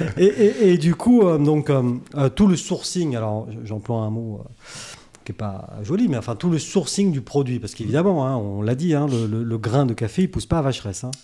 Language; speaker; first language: French; native; French